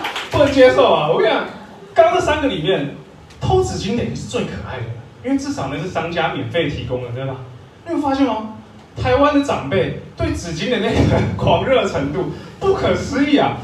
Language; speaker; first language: Chinese; native; Chinese